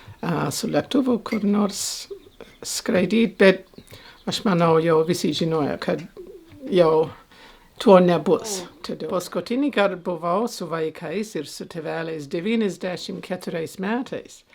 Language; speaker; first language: Lithuanian; early bilingual, heritage; Lithuanian